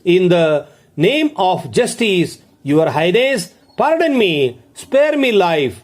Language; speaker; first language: English; non-native, local second language; Marathi